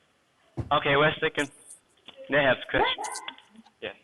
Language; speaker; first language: English; non-native, learner; Chinese